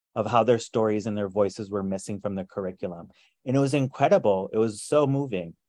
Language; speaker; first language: English; native; English